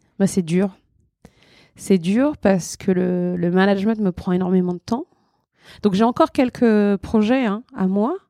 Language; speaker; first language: French; early bilingual, other home language; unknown